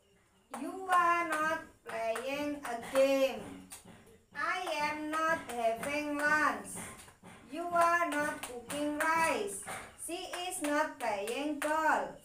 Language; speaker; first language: English; non-native, learner; Indonesian